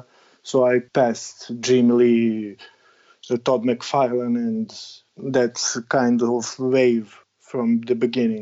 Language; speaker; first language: English; non-native, learner; Serbian